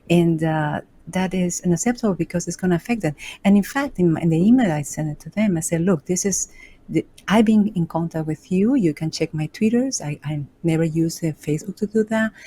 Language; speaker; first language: English; non-native, fluent; Spanish